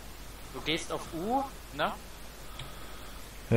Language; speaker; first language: German; native; German